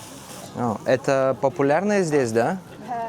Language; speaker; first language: Russian; non-native, learner; Lithuanian